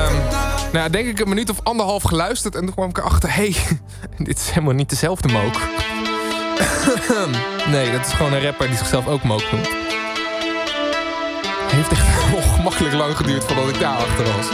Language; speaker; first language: Dutch; native; Dutch